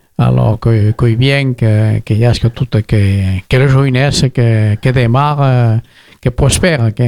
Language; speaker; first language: French; native; French